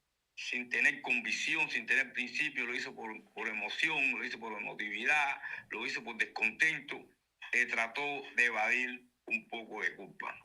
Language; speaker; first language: Spanish; native; Spanish